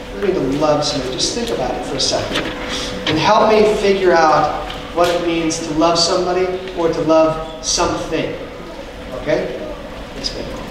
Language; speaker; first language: English; native; English